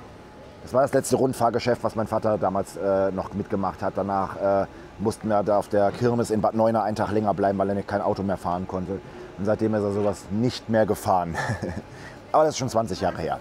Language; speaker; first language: German; native; German